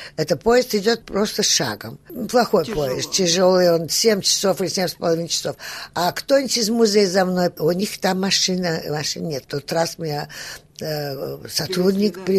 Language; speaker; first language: Russian; early bilingual, heritage; Russian